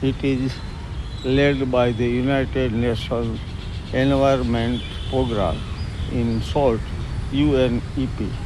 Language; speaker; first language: English; non-native, local second language; Gujarati